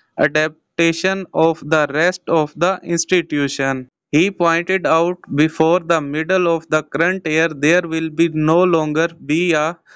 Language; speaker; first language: English; non-native, local second language; Urdu